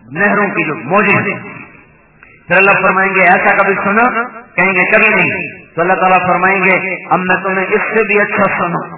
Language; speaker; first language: Urdu; non-native, local second language; Punjabi